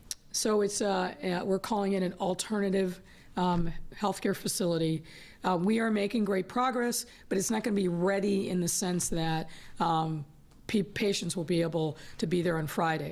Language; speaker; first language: English; native; English